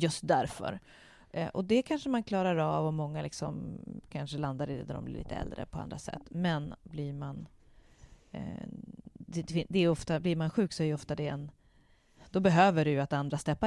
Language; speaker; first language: Swedish; native; Swedish